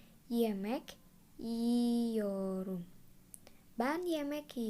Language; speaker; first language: Turkish; non-native, fluent; Indonesian